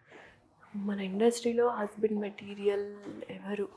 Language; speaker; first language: Telugu; non-native, local second language; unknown